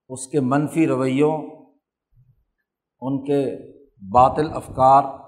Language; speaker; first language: Urdu; non-native, local second language; Punjabi